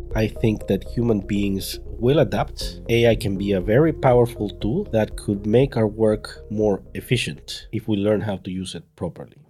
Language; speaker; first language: English; non-native, fluent; Spanish